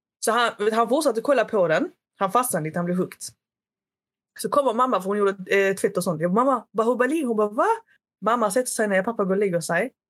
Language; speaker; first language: Swedish; early bilingual, other home language; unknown